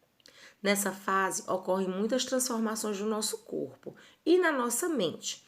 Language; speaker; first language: Portuguese; native; Portuguese